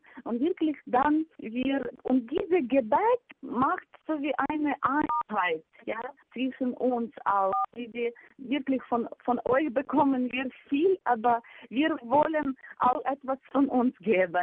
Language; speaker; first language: German; non-native, fluent; Ukrainian